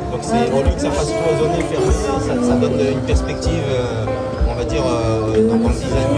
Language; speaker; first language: French; native; French